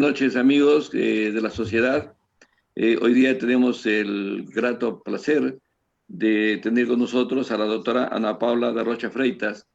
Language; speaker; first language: Spanish; native; Spanish